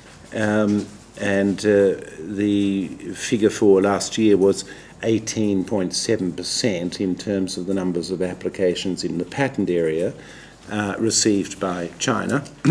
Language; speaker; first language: English; native; English